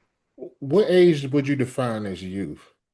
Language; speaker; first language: English; native; English